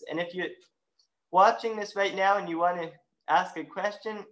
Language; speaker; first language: English; native; English